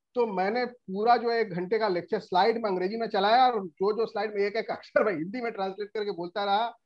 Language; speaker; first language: Hindi; non-native, local second language; Bangla